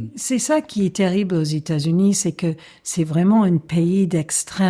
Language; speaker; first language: French; non-native, fluent; English